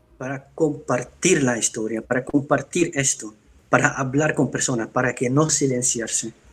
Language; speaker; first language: Spanish; non-native, fluent; Dutch